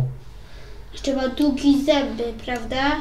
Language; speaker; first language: Polish; early bilingual, heritage; Polish